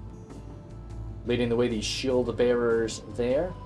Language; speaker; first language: English; native; English